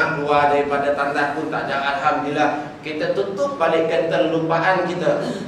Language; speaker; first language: Malay; non-native, local second language; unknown